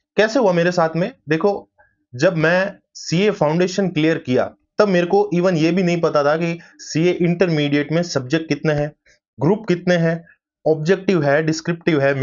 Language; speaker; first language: Hindi; native; Hindi